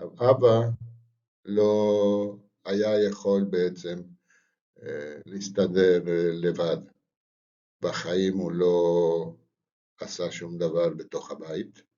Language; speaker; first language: Hebrew; non-native, fluent; Spanish